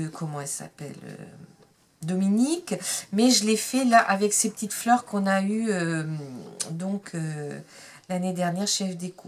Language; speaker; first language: French; native; French